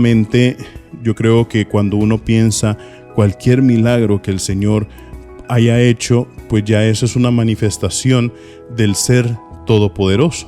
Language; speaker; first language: Spanish; native; Spanish